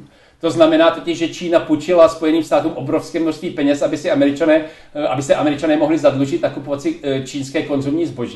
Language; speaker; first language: Czech; native; Czech